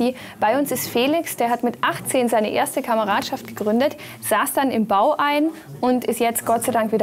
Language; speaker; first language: German; native; German